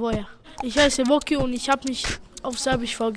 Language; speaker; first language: German; non-native, local second language; Serbian